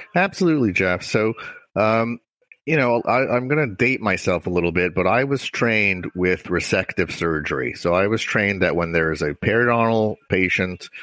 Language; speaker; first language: English; native; English